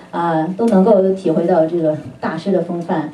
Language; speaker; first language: Chinese; native; Chinese